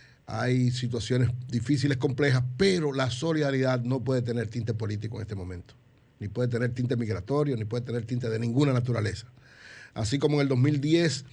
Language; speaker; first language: Spanish; native; Spanish